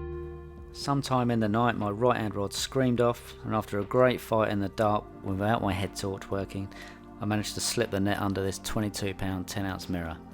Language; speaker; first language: English; native; English